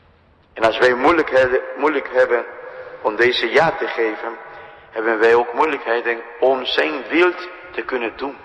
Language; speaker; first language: Dutch; non-native, fluent; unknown